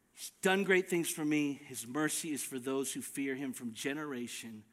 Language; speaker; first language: English; early bilingual, other home language; Filipino